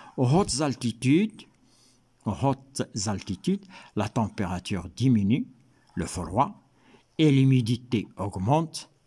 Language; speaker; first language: French; non-native, local second language; Arabic